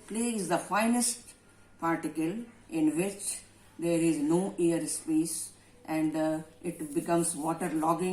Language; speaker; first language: English; non-native, local second language; Hindi